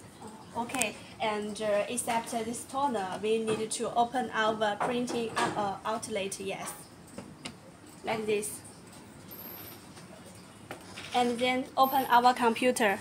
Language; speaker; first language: English; non-native, learner; Chinese